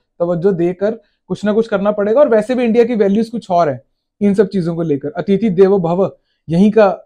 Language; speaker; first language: Hindi; native; Hindi